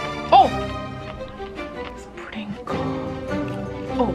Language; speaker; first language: Korean; non-native, fluent; English